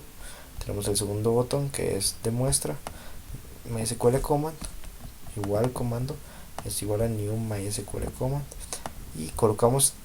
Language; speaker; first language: Spanish; native; Spanish